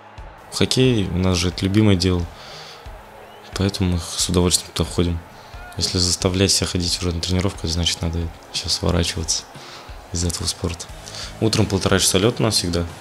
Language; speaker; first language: Russian; native; Russian